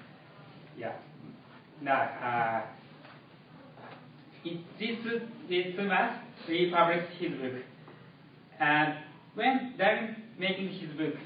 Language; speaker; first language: English; non-native, learner; Japanese